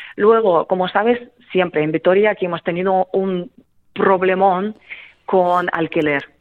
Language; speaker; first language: Spanish; non-native, fluent; Ukrainian